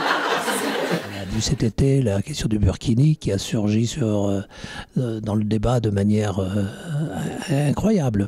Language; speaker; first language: French; native; French